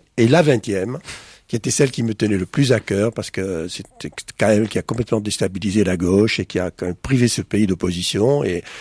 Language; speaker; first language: French; native; French